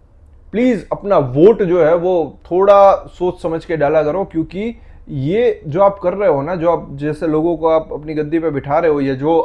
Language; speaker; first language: Hindi; non-native, local second language; Gujarati